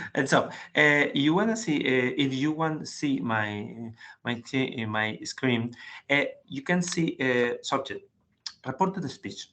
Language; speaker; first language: English; non-native, learner; Spanish